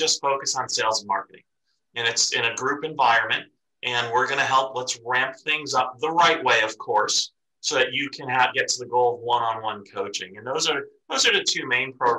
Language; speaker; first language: English; native; English